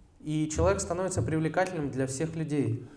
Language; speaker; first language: Russian; native; Russian